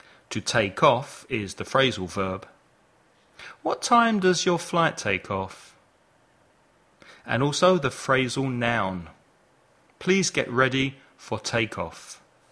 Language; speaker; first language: English; native; English